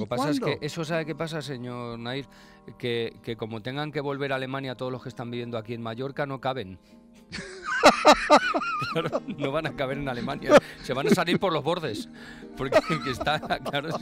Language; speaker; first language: Spanish; native; Spanish